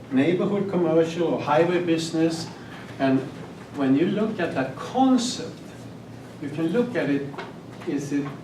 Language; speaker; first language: English; non-native, fluent; Swedish